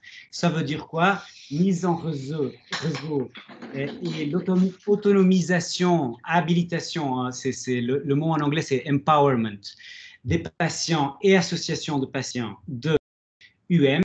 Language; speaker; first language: French; non-native, fluent; Portuguese